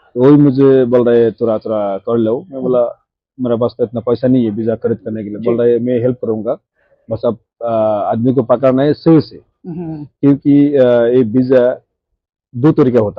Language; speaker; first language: Hindi; non-native, local second language; Bangla